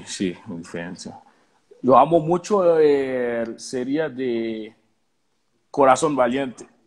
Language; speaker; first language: Spanish; non-native, learner; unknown